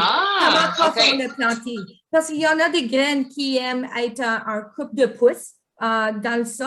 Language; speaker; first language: French; non-native, local second language; English